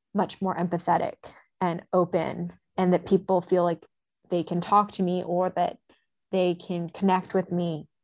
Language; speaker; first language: English; non-native, local second language; Japanese